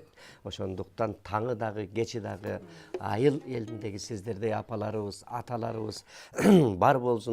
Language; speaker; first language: Kyrgyz; native; Kyrgyz